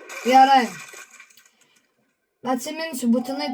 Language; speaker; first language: Lithuanian; native; Lithuanian